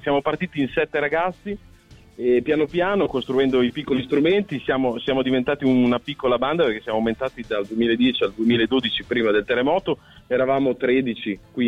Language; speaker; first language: Italian; native; Italian